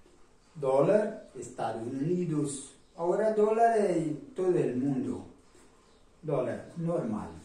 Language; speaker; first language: Spanish; non-native, learner; Portuguese